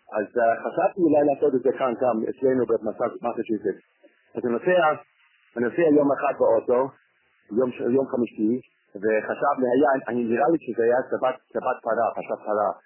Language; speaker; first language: Hebrew; non-native, fluent; English